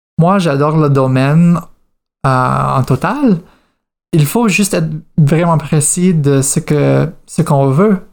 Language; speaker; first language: French; non-native, fluent; English